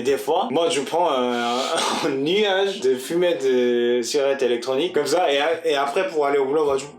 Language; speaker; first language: French; non-native, fluent; Korean